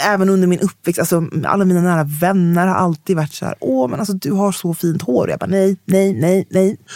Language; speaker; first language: Swedish; native; Swedish